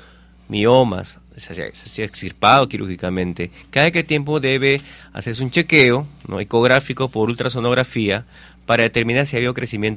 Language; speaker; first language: Spanish; native; Spanish